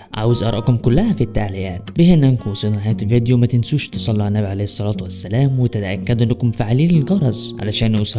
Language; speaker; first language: Arabic; native; Arabic